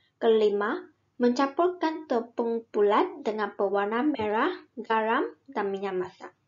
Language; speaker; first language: Malay; non-native, local second language; Min Nan Chinese